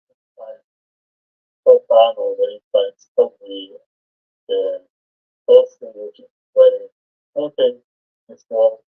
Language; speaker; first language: English; non-native, learner; Spanish